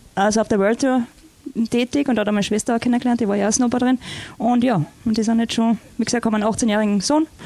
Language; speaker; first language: German; native; German